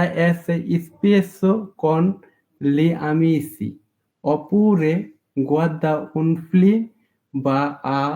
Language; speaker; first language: Italian; non-native, learner; Bangla